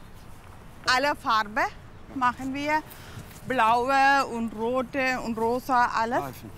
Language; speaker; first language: German; non-native, learner; Tamil